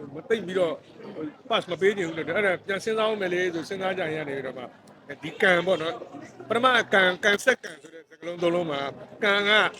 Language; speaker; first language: Burmese; native; Burmese